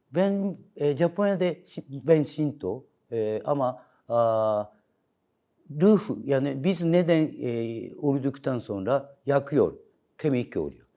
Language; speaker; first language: Turkish; non-native, learner; Japanese